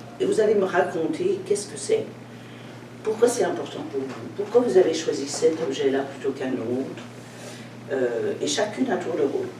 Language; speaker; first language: French; native; French